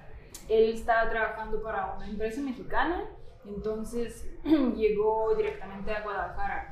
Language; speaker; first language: Spanish; non-native, fluent; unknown